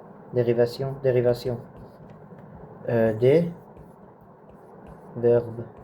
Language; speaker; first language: French; non-native, learner; Arabic